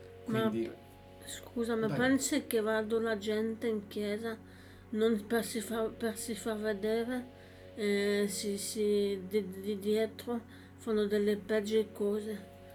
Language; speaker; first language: Italian; non-native, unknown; French